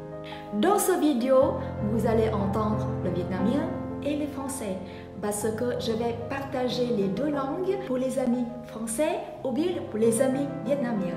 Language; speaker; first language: French; non-native, fluent; Vietnamese